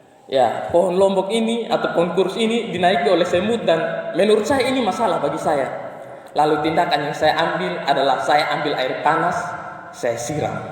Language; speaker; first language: Indonesian; non-native, local second language; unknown